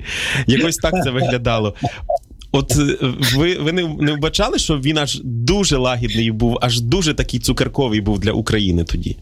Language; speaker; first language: Ukrainian; native; Ukrainian